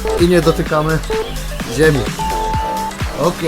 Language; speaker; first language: Polish; native; Polish